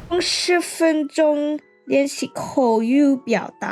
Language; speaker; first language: Chinese; non-native, learner; English